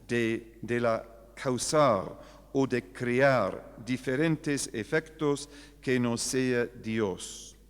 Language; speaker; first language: Spanish; non-native, fluent; English